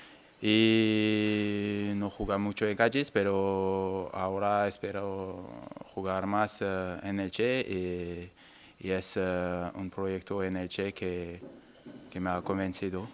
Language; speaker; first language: Spanish; non-native, learner; French